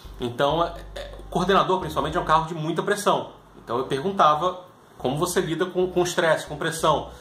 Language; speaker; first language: Portuguese; native; Portuguese